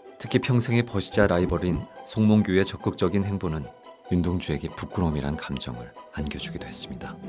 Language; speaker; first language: Korean; native; Korean